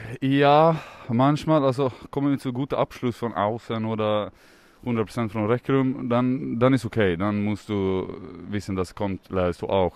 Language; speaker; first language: German; non-native, learner; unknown